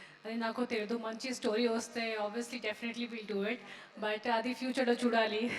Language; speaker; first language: Telugu; non-native, local second language; Hindi